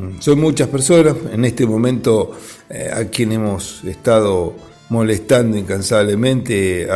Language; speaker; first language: Spanish; native; Spanish